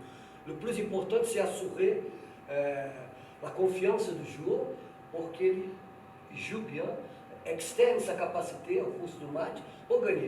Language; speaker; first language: French; non-native, fluent; Portuguese